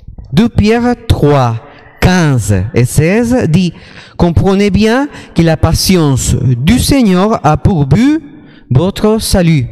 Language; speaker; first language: French; non-native, fluent; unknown